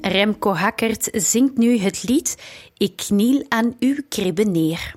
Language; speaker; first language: Dutch; native; Dutch